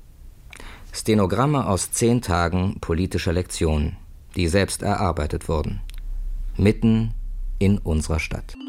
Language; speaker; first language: German; native; German